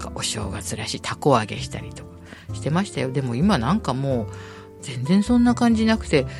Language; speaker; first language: Japanese; native; Japanese